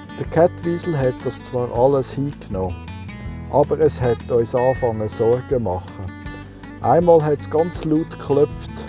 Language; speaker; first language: German; native; German